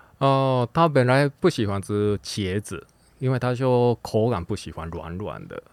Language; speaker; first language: Chinese; non-native, fluent; Japanese